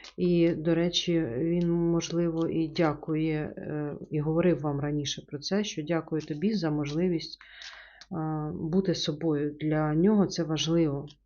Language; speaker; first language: Ukrainian; non-native, local second language; Russian